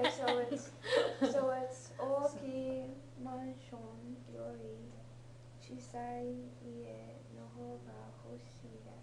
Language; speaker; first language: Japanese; non-native, learner; English